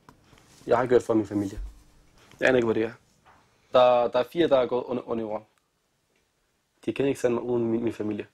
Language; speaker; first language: Danish; non-native, fluent; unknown